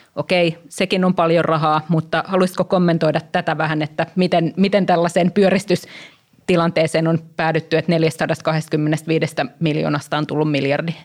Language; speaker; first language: Finnish; native; Finnish